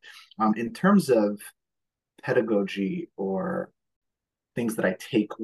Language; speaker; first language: English; early bilingual, other home language; Hebrew